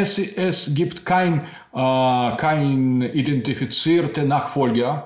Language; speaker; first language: German; non-native, learner; Russian